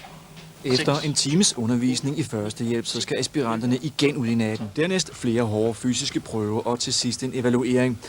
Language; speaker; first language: Danish; native; Danish